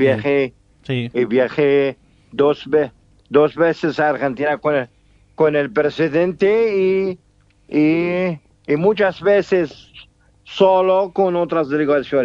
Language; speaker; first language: Spanish; non-native, fluent; Arabic